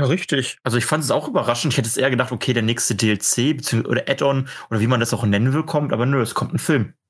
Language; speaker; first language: German; native; German